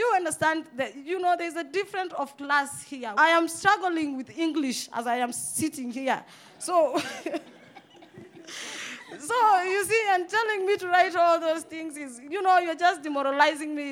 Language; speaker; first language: English; non-native, local second language; Swahili